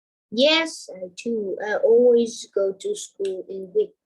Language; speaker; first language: English; non-native, learner; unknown